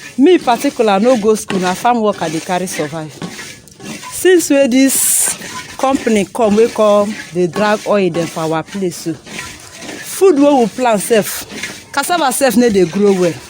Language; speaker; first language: Nigerian Pidgin; non-native, local second language; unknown